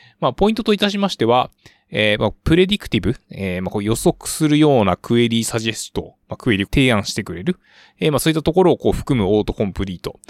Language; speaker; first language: Japanese; native; Japanese